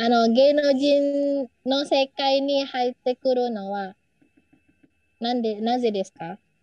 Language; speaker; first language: Japanese; non-native, learner; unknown